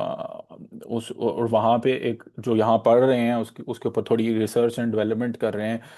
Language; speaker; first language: Urdu; native; Urdu